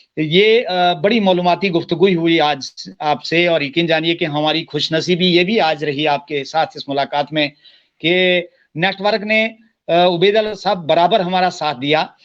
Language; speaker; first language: Urdu; non-native, local second language; Kashmiri